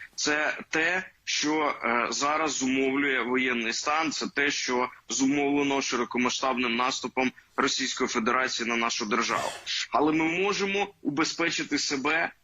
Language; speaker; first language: Ukrainian; native; Ukrainian